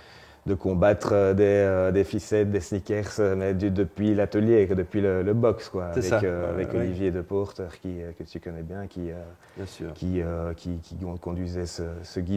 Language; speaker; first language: French; native; French